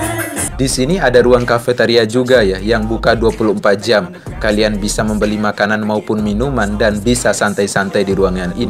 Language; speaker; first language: Indonesian; native; Indonesian